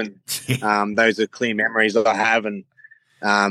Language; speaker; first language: English; native; English